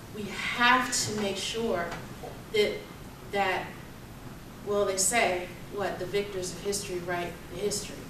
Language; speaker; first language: English; native; English